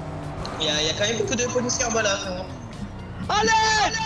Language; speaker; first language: French; native; French